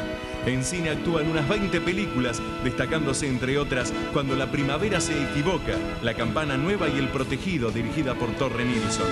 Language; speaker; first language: Spanish; native; Spanish